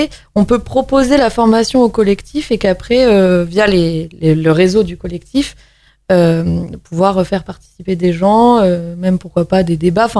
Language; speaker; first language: French; native; French